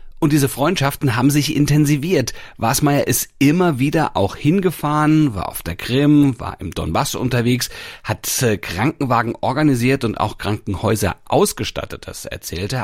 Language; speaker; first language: German; native; German